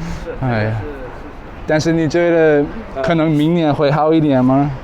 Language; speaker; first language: Chinese; non-native, learner; English